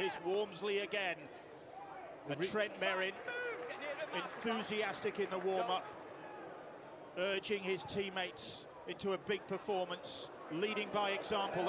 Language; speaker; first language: English; native; English